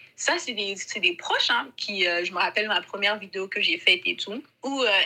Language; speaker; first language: French; non-native, local second language; Bambara